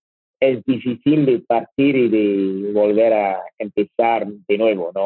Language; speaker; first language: Spanish; non-native, learner; French